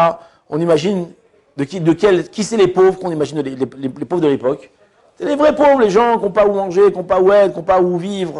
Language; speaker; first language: French; native; French